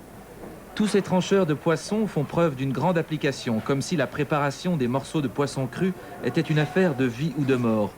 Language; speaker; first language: French; native; French